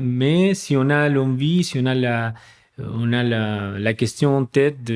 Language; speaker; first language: French; non-native, fluent; Spanish